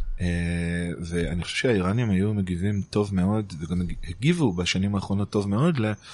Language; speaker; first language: Hebrew; native; Hebrew